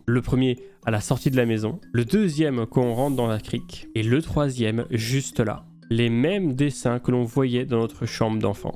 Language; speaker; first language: French; native; French